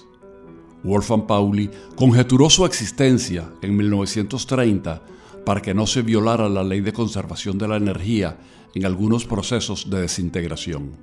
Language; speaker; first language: Spanish; native; Spanish